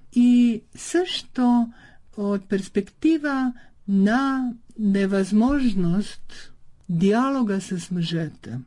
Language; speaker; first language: Bulgarian; early bilingual, heritage; Croatian